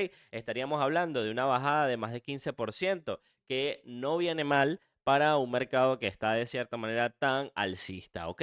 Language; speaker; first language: Spanish; native; Spanish